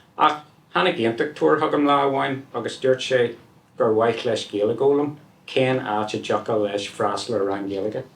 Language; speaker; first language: Irish; non-native, local second language; English